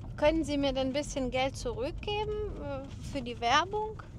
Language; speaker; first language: German; non-native, fluent; Ukrainian